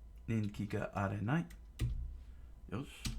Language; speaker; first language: Japanese; non-native, learner; English